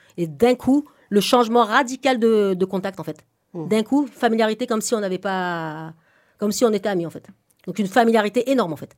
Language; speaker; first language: French; native; French